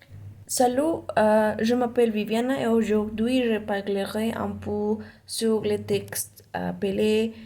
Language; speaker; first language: French; non-native, learner; Spanish